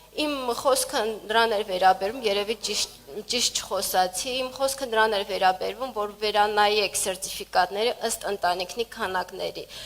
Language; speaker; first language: Armenian; native; Armenian